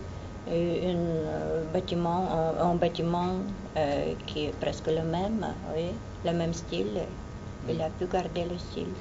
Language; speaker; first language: French; non-native, fluent; Russian